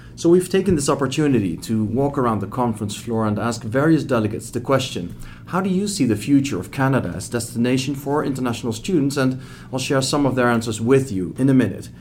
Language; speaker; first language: English; non-native, fluent; Dutch